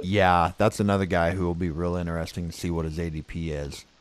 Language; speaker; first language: English; native; English